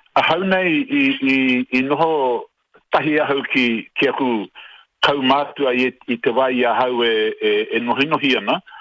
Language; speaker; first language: Māori; native; Māori